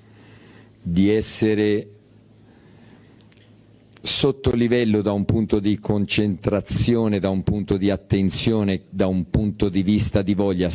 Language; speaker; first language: Italian; native; Italian